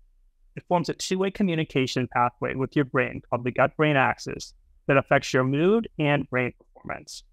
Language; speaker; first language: English; native; English